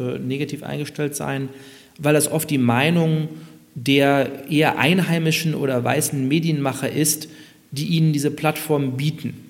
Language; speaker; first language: German; native; German